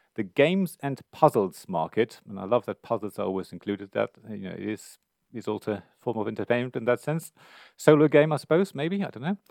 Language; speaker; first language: English; non-native, fluent; German